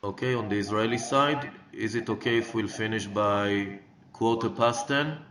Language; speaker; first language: English; non-native, fluent; Hebrew